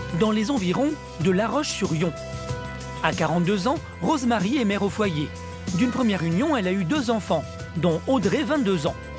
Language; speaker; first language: French; native; French